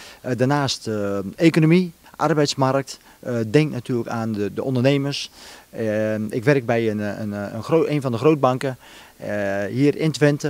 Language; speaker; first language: Dutch; native; Dutch